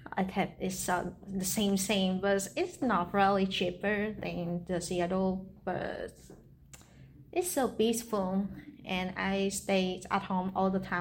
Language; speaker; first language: English; non-native, learner; Vietnamese